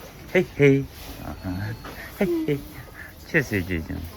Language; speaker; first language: Mongolian; early bilingual, heritage; Mongolian